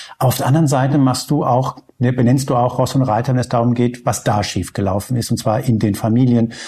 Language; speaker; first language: German; early bilingual, other home language; Spanish